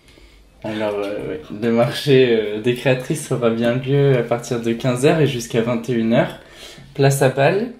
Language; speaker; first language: French; native; French